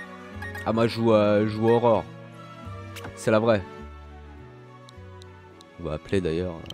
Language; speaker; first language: French; native; French